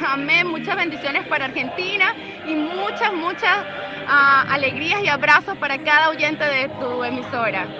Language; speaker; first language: Spanish; native; Spanish